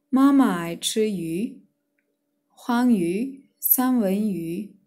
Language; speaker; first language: Chinese; non-native, fluent; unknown